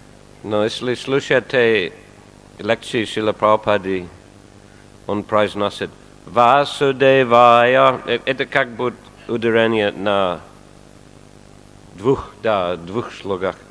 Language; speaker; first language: Russian; non-native, fluent; English